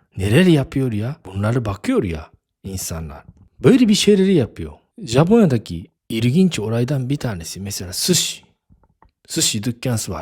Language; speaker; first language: Turkish; non-native, fluent; Japanese